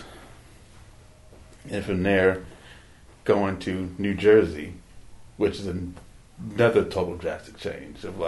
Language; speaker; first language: English; native; English